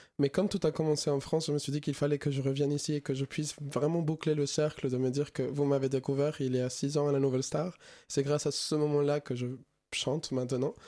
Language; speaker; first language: French; non-native, fluent; Spanish